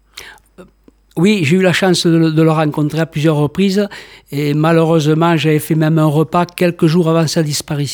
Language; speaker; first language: French; native; French